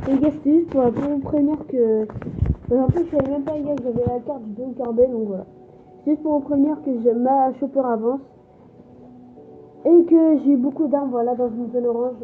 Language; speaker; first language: French; native; French